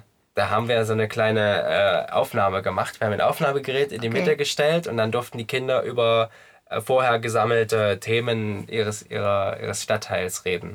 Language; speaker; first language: German; native; German